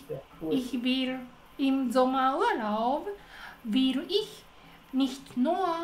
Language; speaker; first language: German; non-native, learner; Japanese